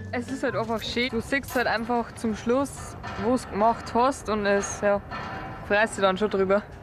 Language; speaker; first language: German; native; German